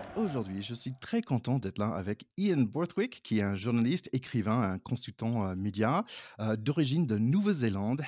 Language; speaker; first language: French; non-native, fluent; English